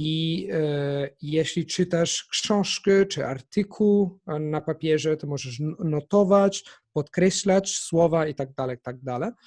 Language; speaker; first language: Polish; non-native, fluent; Italian